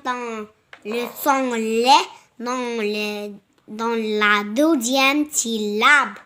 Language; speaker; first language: French; non-native, learner; Arabic